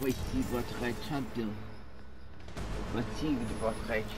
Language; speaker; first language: French; non-native, learner; Japanese